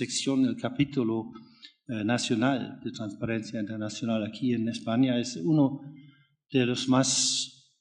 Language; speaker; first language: Spanish; non-native, learner; German